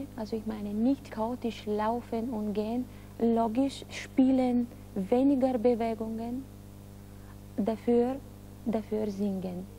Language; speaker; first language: German; non-native, fluent; Bulgarian